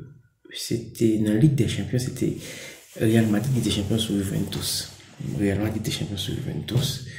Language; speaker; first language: French; non-native, local second language; Haitian Creole